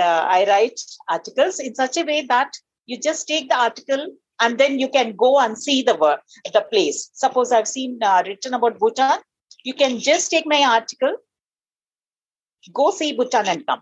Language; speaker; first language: English; non-native, local second language; Telugu